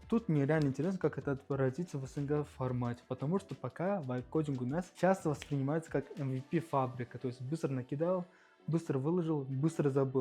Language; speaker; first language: Russian; native; Russian